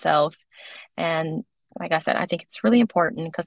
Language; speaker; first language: English; native; English